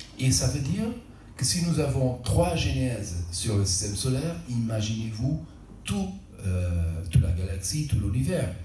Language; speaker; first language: French; non-native, local second language; Portuguese